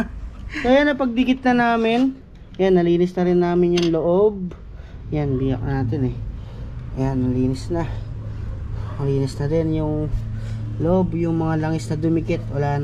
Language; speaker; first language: Filipino; native; Filipino